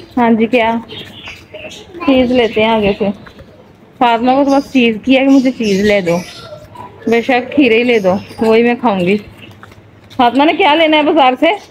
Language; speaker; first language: Urdu; non-native, local second language; Punjabi